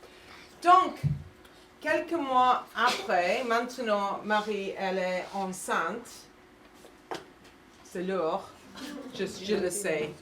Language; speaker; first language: French; non-native, fluent; English